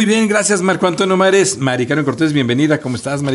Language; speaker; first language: Spanish; native; Spanish